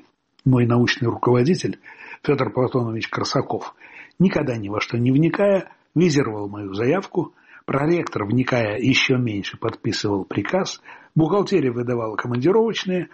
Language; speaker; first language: Russian; native; Russian